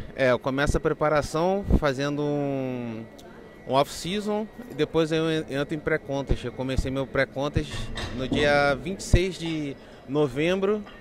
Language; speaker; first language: Portuguese; native; Portuguese